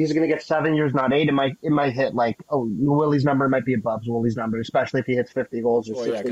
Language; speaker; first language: English; native; English